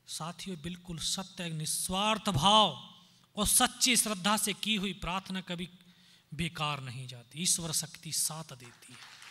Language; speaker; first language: Hindi; native; Hindi